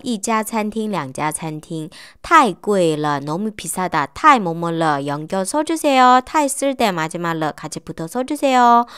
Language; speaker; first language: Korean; non-native, fluent; Chinese